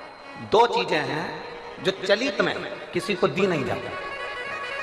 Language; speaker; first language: Hindi; native; Hindi